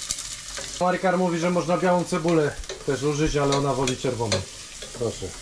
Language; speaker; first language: Polish; native; Polish